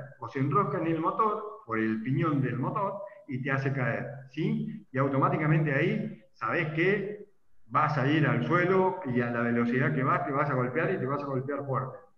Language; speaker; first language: Spanish; native; Spanish